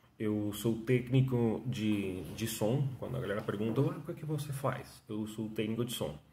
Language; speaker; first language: Portuguese; non-native, fluent; Spanish